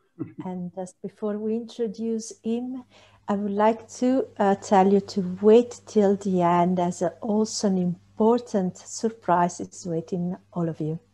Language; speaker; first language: English; non-native, fluent; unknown